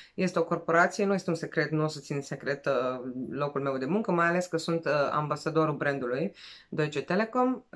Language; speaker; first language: Romanian; non-native, fluent; Serbian